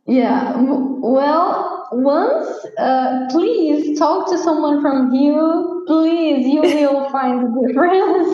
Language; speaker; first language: English; non-native, fluent; Portuguese